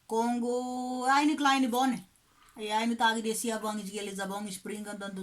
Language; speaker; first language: German; non-native, learner; Kabuverdianu